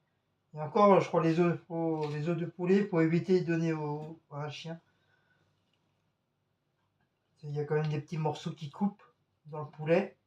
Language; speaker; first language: French; native; French